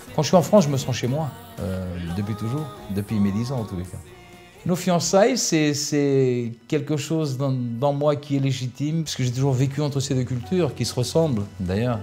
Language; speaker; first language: French; early bilingual, other home language; Portuguese